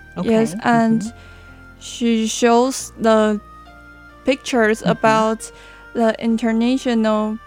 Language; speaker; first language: English; non-native, learner; Chinese